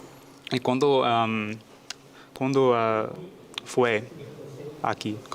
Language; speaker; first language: Spanish; non-native, learner; English